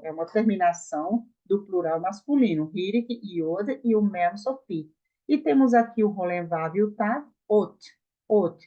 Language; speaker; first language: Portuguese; native; Portuguese